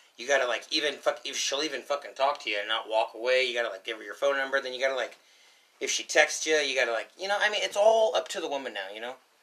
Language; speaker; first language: English; early bilingual, other home language; Spanish